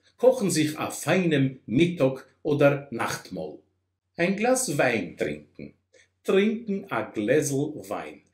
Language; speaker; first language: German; non-native, fluent; Russian